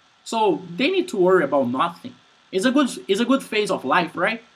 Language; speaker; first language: English; non-native, fluent; Portuguese